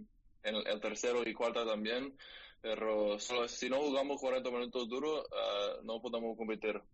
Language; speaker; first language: Spanish; non-native, learner; English